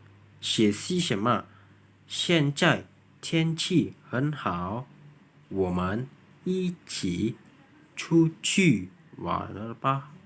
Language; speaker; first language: Chinese; non-native, learner; Indonesian